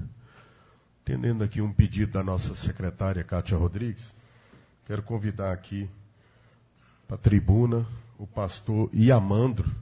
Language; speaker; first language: Portuguese; native; Portuguese